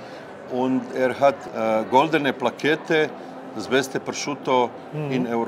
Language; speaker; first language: German; non-native, fluent; Croatian